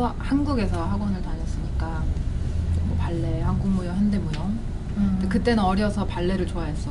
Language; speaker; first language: Korean; early bilingual, other home language; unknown